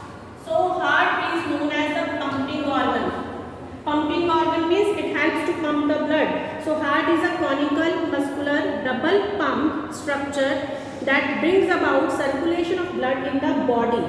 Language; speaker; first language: English; non-native, local second language; Hindi